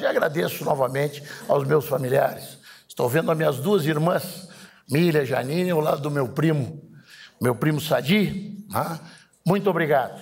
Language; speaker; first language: Portuguese; native; Portuguese